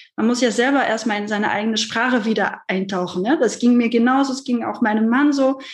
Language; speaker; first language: German; non-native, fluent; French